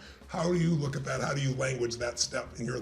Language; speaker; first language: English; native; English